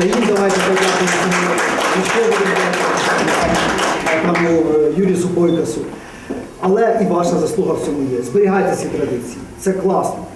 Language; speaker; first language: Ukrainian; native; Ukrainian